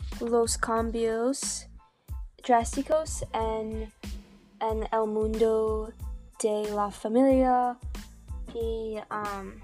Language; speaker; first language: Spanish; non-native, learner; English